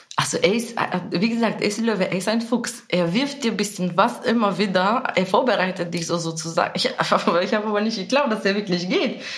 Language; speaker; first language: German; non-native, fluent; Bulgarian